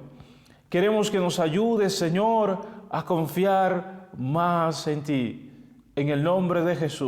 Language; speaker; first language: Spanish; native; Spanish